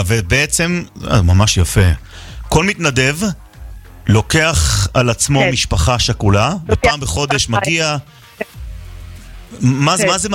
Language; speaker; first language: Hebrew; native; Hebrew